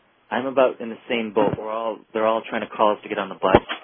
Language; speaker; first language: English; native; English